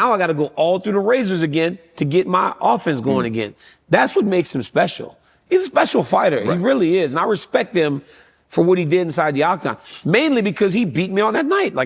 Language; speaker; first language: English; native; English